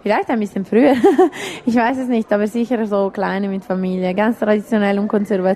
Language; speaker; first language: German; non-native, local second language; Italian